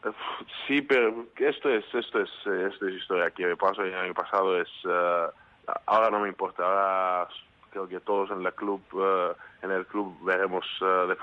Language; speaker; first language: Spanish; non-native, learner; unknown